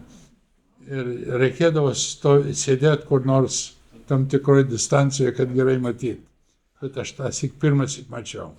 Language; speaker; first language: Lithuanian; native; Lithuanian